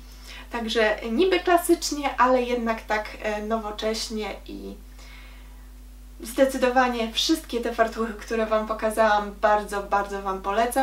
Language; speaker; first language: Polish; native; Polish